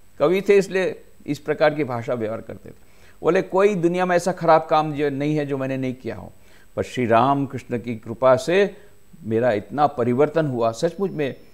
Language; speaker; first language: Hindi; non-native, local second language; Gujarati